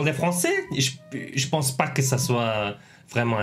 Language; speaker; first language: French; non-native, learner; Mongolian